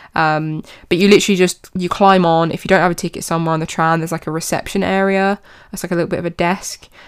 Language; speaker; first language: English; native; English